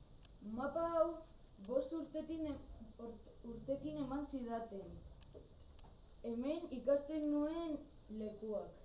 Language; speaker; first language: Basque; non-native, local second language; Spanish